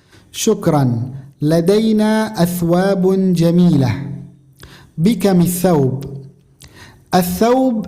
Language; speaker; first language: Arabic; non-native, fluent; Indonesian